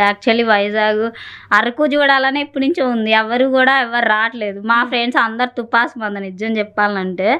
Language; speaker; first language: Telugu; native; Telugu